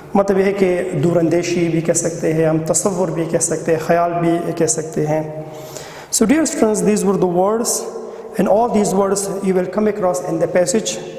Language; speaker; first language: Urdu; non-native, local second language; Pashto